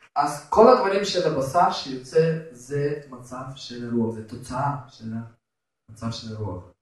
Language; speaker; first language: Hebrew; non-native, fluent; Russian